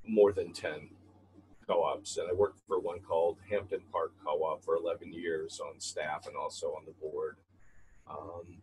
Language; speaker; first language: English; native; English